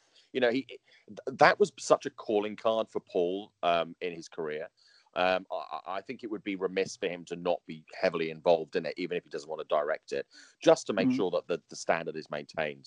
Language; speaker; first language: English; native; English